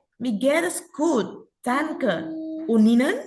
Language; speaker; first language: German; non-native, learner; Indonesian